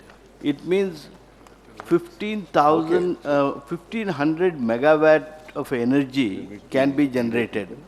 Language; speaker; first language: English; non-native, local second language; Kannada